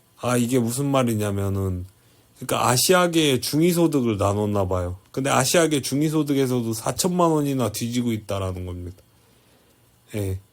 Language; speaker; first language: Korean; native; Korean